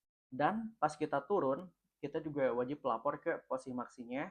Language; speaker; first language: Indonesian; native; Indonesian